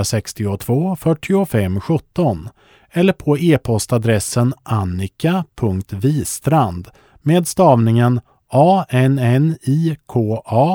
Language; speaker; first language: Swedish; native; Swedish